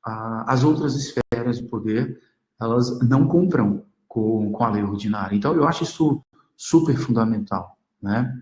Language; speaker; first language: Portuguese; native; Portuguese